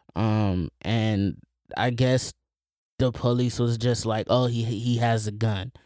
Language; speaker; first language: English; native; English